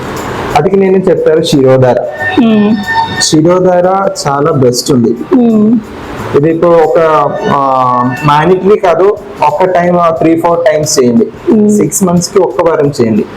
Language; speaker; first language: Telugu; non-native, learner; Malayalam